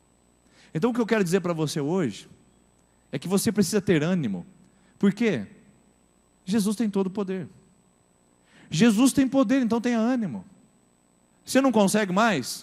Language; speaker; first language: Portuguese; native; Portuguese